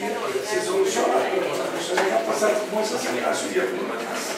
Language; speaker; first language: Spanish; native; Spanish